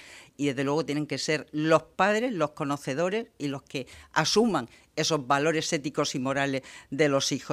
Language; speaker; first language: Spanish; native; Spanish